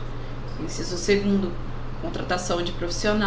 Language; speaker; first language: Portuguese; native; Portuguese